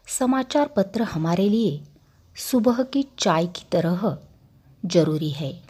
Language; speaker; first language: Hindi; non-native, local second language; Marathi